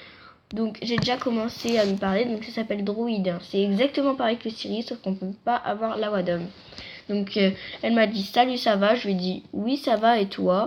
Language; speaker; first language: French; native; French